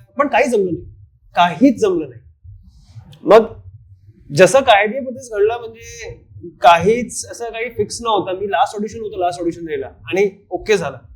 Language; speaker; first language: Marathi; non-native, fluent; Hindi